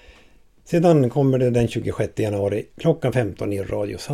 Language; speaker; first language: Swedish; native; Swedish